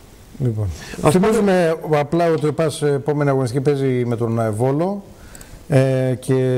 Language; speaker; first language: Greek; native; Greek